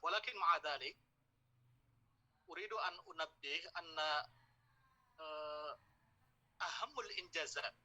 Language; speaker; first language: Arabic; non-native, fluent; Indonesian